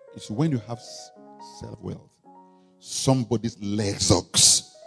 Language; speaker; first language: English; non-native, local second language; Akan